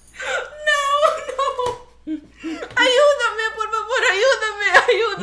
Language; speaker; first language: Spanish; non-native, learner; English